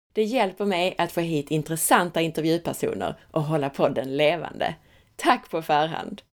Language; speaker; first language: Swedish; native; Swedish